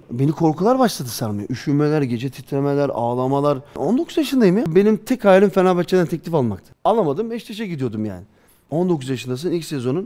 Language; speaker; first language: Turkish; early bilingual, heritage; Turkish